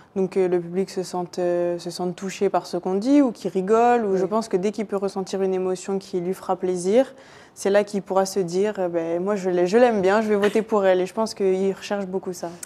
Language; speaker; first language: French; native; French